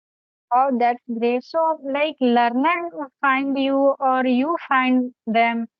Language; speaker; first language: English; non-native, learner; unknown